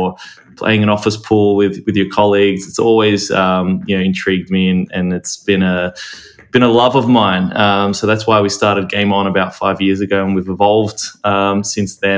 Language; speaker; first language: English; native; English